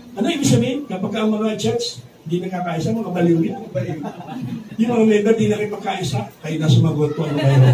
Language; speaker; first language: Filipino; native; Filipino